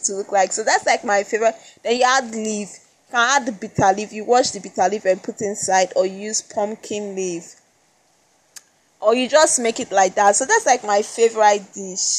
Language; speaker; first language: English; non-native, local second language; Esan